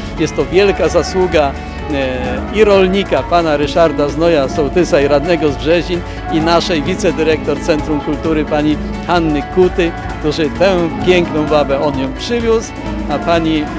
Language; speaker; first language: Polish; native; Polish